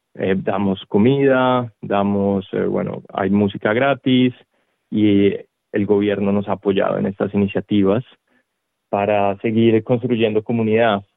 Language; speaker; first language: Spanish; native; Spanish